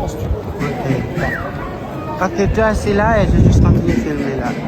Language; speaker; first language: French; non-native, learner; Filipino